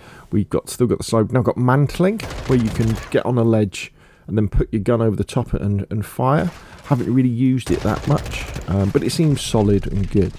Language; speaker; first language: English; native; English